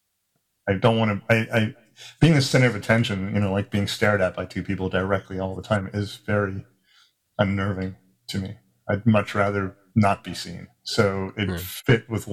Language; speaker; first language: English; native; English